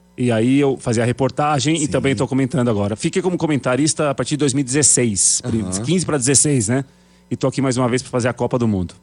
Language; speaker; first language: Portuguese; native; Portuguese